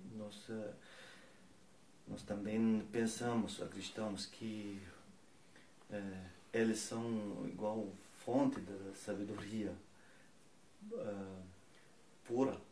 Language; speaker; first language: Portuguese; non-native, learner; Persian